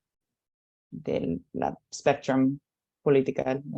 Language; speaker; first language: Spanish; non-native, learner; English